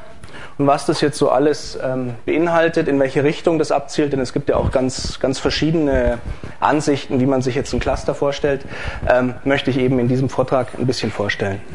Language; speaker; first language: German; native; German